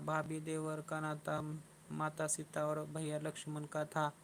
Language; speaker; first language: Hindi; non-native, local second language; Marathi